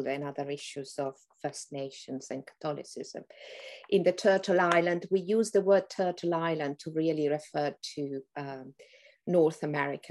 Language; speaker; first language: English; non-native, fluent; Italian